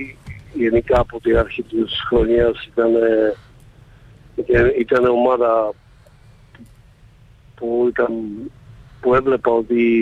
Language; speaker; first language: Greek; non-native, fluent; Slovak